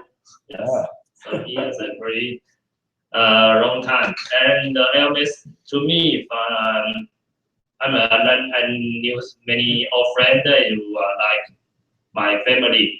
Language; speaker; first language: English; non-native, fluent; Chinese